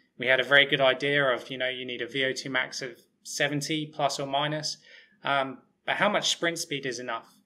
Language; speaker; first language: English; native; English